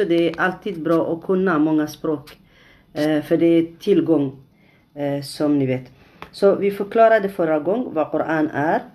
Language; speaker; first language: Swedish; non-native, fluent; Arabic